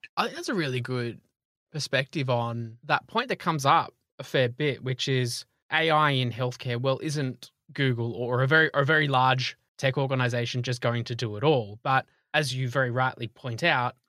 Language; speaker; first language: English; native; English